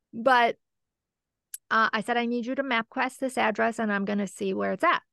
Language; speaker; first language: English; native; English